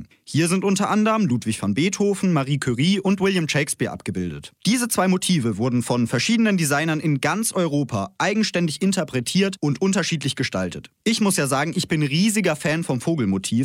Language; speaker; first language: German; native; German